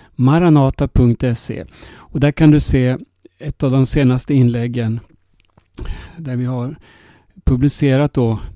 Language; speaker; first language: Spanish; non-native, fluent; Swedish